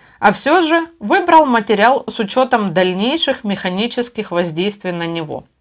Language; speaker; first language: Russian; native; Russian